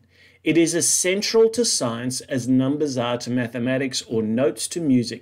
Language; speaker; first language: English; native; English